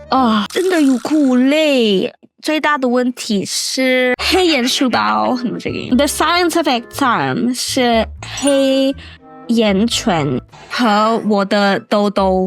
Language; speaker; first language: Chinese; non-native, learner; English